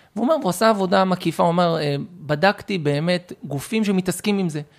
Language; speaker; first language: Hebrew; native; Hebrew